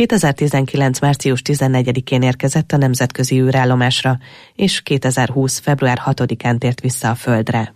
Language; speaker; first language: Hungarian; native; Hungarian